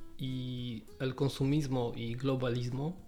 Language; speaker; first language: Spanish; non-native, learner; Polish